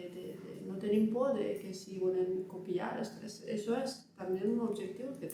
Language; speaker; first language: Catalan; non-native, learner; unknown